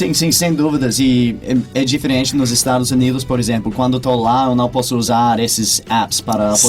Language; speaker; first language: Portuguese; non-native, fluent; English